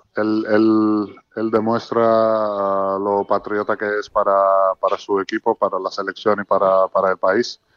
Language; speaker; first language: Spanish; non-native, fluent; Georgian